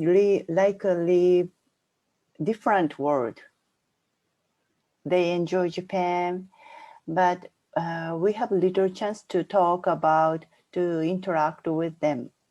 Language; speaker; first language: English; non-native, fluent; Japanese